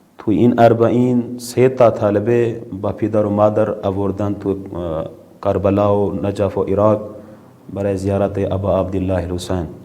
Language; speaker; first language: Persian; non-native, fluent; Urdu